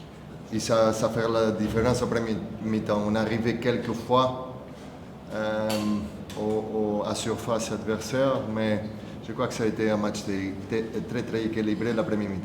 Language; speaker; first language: French; non-native, fluent; Portuguese